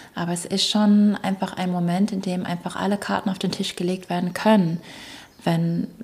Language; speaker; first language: German; early bilingual, other home language; English